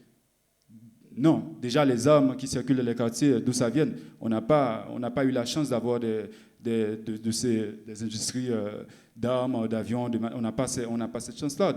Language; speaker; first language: French; non-native, local second language; Haitian Creole